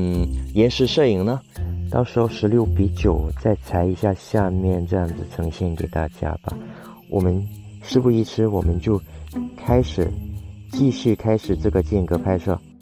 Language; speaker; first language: Chinese; non-native, local second language; Cantonese